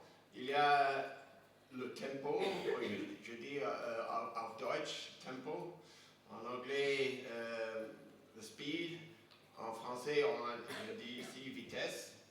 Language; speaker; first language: French; non-native, fluent; English